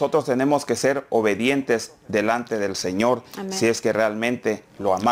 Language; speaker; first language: Spanish; native; Spanish